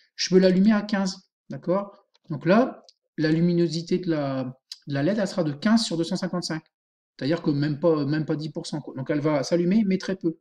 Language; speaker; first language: French; native; French